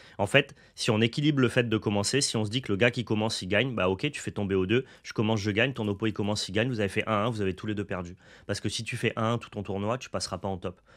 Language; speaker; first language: French; native; French